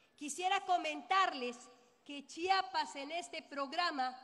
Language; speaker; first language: Spanish; native; Spanish